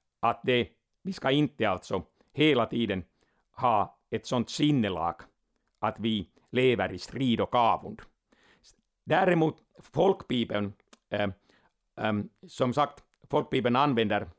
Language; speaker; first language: Swedish; non-native, local second language; Finnish